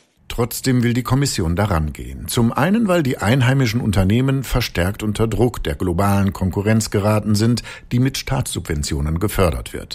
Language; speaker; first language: German; native; German